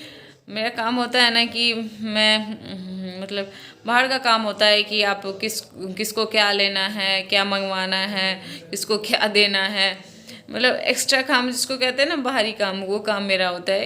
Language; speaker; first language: Hindi; non-native, local second language; Maithili